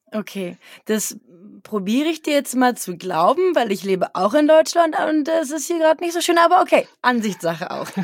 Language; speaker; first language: German; native; German